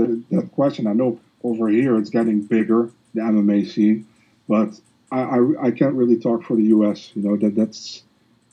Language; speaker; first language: English; non-native, fluent; Dutch